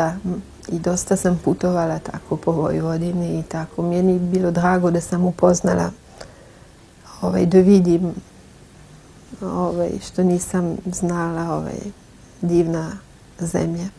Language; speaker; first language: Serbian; non-native, fluent; French